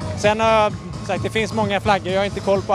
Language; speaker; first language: Swedish; native; Swedish